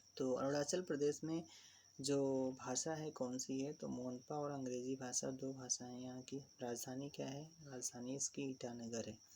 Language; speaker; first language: Hindi; native; Hindi